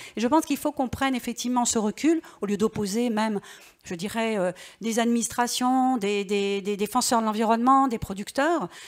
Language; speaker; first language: French; native; French